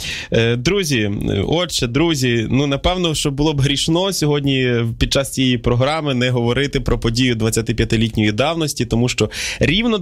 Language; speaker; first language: Ukrainian; native; Ukrainian